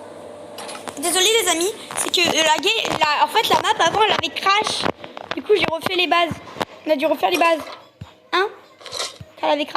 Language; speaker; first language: French; native; French